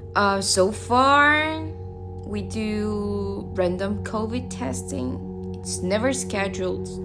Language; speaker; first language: English; non-native, fluent; Russian